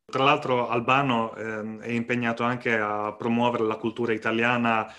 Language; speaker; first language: Italian; native; Italian